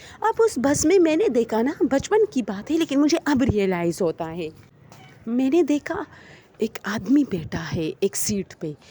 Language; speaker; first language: Urdu; non-native, local second language; Pashto